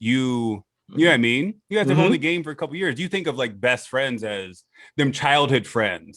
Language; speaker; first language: English; native; English